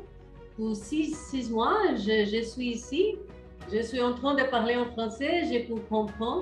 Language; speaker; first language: French; non-native, learner; Portuguese